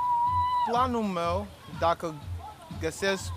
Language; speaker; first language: Romanian; non-native, learner; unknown